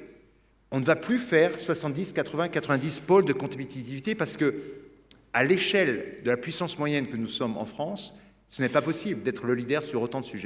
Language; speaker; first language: French; native; French